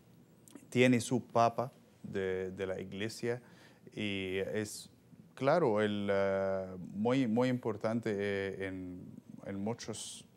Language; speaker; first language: Spanish; non-native, fluent; Arabic